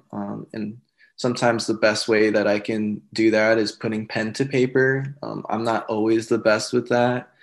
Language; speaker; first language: English; native; English